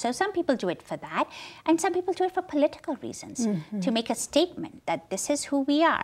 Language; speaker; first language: English; non-native, local second language; Urdu